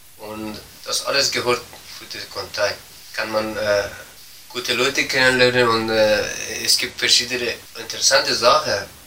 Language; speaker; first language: German; non-native, learner; Persian